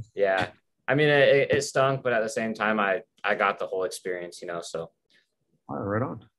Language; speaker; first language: English; native; English